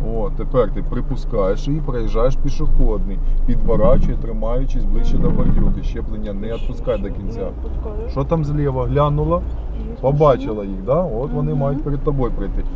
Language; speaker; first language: Ukrainian; non-native, local second language; Russian